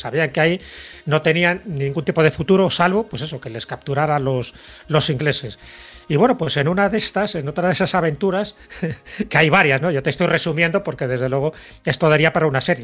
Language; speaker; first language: Spanish; native; Spanish